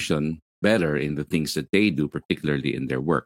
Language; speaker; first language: English; non-native, local second language; Filipino